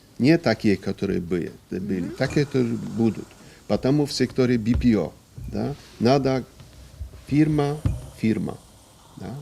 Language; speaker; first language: Russian; non-native, learner; Polish